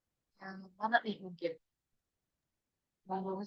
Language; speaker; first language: Indonesian; native; Indonesian